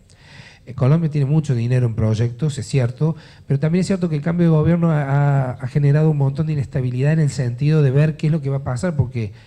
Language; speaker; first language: Spanish; native; Spanish